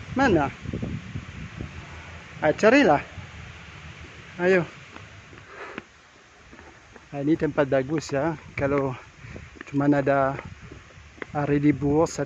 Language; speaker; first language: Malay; non-native, fluent; French